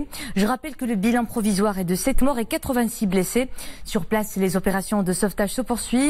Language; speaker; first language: French; non-native, local second language; Arabic